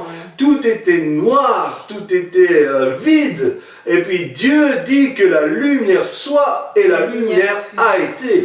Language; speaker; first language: French; native; French